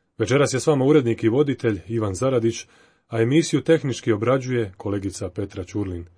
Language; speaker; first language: Croatian; native; Croatian